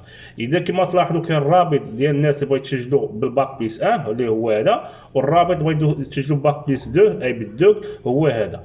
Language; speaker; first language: Arabic; native; Arabic